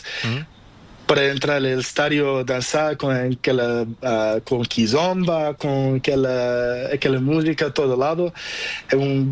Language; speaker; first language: Spanish; non-native, learner; Portuguese